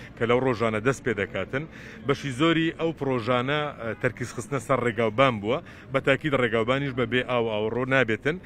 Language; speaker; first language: Central Kurdish; native; Central Kurdish